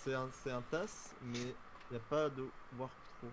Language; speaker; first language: French; native; French